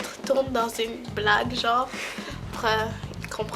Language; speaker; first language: French; early bilingual, other home language; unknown